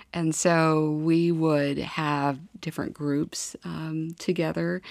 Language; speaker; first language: English; native; English